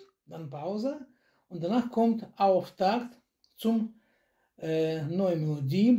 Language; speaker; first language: German; non-native, fluent; Russian